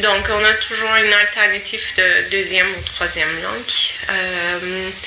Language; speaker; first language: French; non-native, fluent; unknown